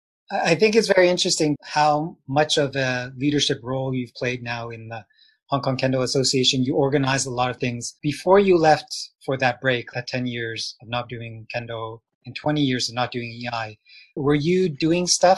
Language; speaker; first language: English; early bilingual, other home language; Chinese